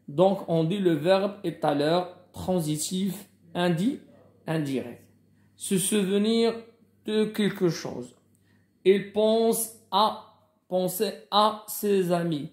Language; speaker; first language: French; non-native, local second language; Arabic